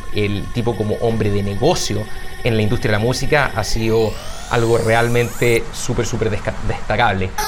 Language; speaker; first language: Spanish; native; Spanish